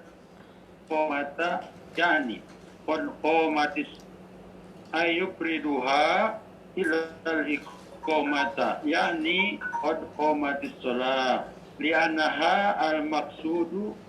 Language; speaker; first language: Arabic; non-native, fluent; Indonesian